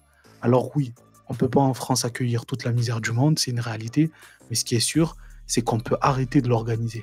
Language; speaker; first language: French; native; French